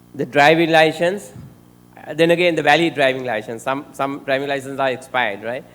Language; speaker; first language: English; non-native, local second language; Sinhala